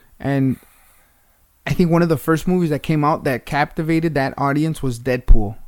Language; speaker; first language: English; early bilingual, other home language; Spanish